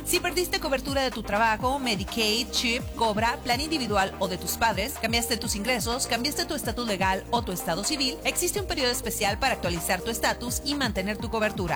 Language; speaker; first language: Spanish; native; Spanish